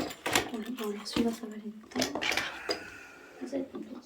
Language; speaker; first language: French; native; French